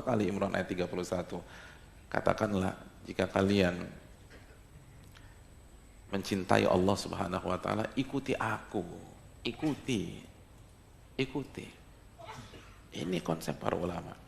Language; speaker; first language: Indonesian; native; Indonesian